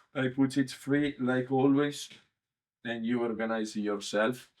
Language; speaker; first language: English; non-native, learner; Italian